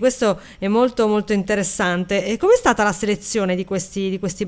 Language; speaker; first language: Italian; native; Italian